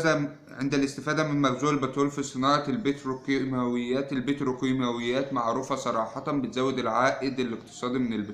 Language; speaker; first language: Arabic; native; Arabic